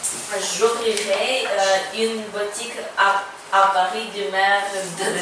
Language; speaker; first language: French; non-native, learner; Ukrainian